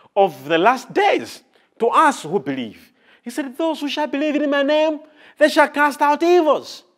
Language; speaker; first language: English; non-native, local second language; Nyanja